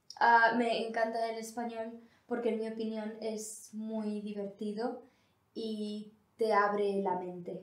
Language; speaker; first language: Spanish; non-native, learner; English